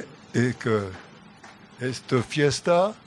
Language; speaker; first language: Spanish; non-native, learner; French